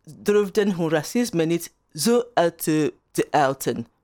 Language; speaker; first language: Dutch; non-native, fluent; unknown